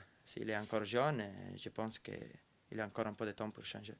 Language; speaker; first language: French; non-native, fluent; Italian